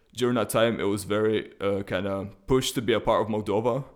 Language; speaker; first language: English; early bilingual, other home language; Russian